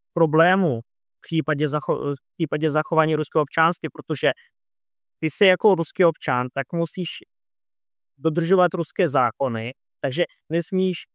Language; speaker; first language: Czech; non-native, fluent; Russian